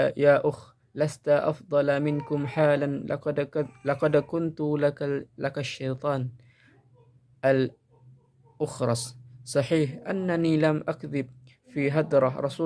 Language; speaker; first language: Arabic; non-native, learner; Indonesian